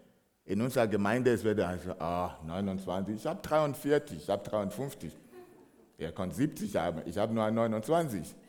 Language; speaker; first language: German; non-native, fluent; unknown